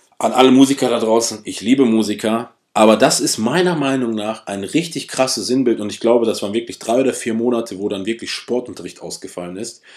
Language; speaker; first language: German; early bilingual, other home language; Russian